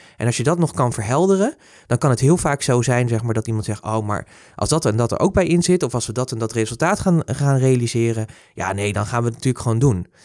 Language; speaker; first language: Dutch; native; Dutch